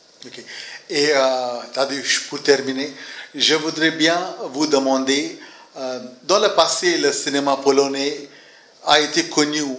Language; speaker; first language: French; non-native, fluent; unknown